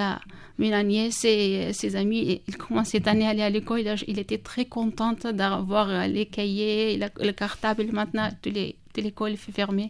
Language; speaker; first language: French; non-native, learner; Kurdish